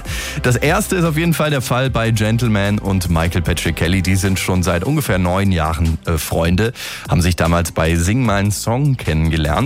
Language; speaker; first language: German; native; German